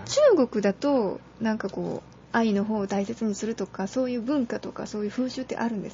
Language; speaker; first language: Japanese; native; Japanese